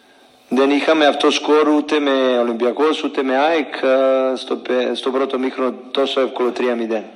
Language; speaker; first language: Greek; non-native, fluent; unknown